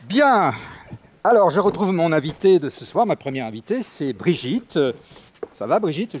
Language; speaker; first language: French; native; French